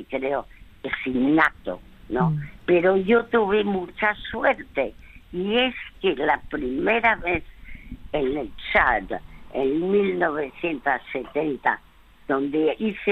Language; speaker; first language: Spanish; early bilingual, other home language; French